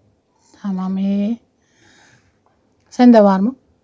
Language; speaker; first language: Turkish; non-native, learner; Mongolian